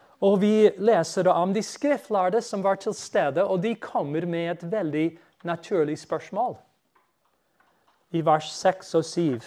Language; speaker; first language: Norwegian; non-native, fluent; English